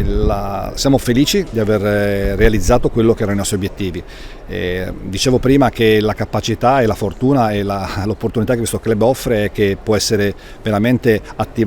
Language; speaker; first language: Italian; native; Italian